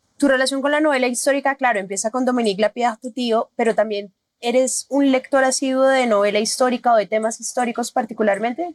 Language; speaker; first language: Spanish; native; Spanish